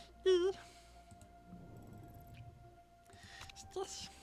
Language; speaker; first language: Russian; non-native, learner; English